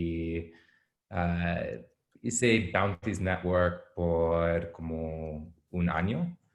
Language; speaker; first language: Spanish; non-native, learner; English